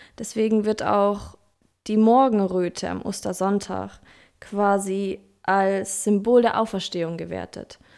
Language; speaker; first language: German; native; German